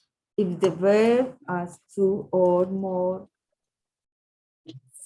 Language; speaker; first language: English; non-native, learner; Spanish